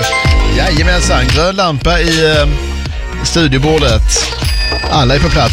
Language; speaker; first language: Swedish; native; Swedish